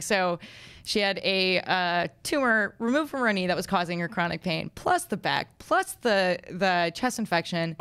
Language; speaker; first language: English; native; English